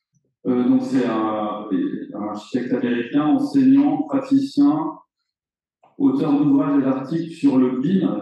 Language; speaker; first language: French; native; French